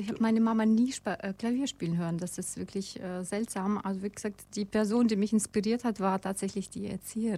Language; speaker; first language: German; non-native, fluent; Russian